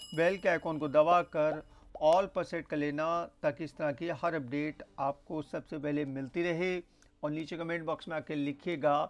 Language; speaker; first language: Hindi; native; Hindi